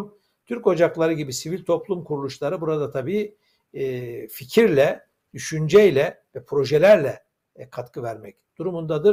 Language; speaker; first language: Turkish; native; Turkish